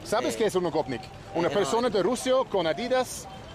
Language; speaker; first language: Spanish; non-native, learner; English